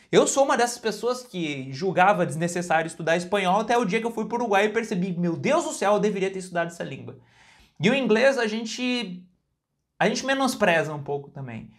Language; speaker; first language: Portuguese; native; Portuguese